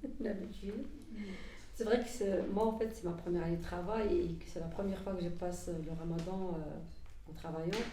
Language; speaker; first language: French; early bilingual, other home language; Arabic